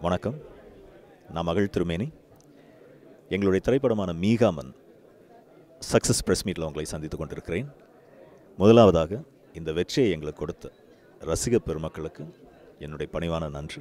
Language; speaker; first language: Tamil; native; Tamil